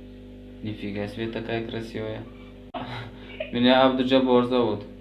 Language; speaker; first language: Russian; non-native, local second language; Tajik